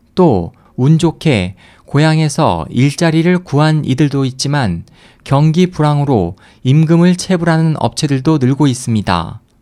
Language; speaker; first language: Korean; native; Korean